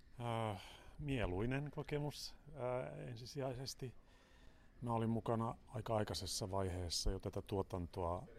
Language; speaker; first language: Finnish; non-native, local second language; Swedish